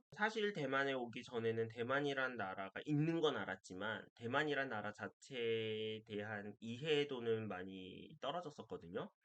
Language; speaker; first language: Korean; native; Korean